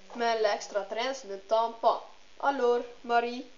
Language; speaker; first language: French; non-native, learner; Dutch